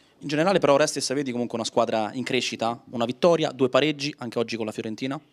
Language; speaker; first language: Italian; native; Italian